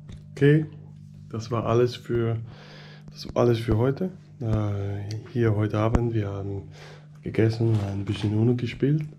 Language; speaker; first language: German; non-native, learner; Danish